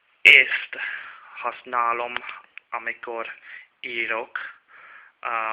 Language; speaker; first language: Hungarian; non-native, learner; Czech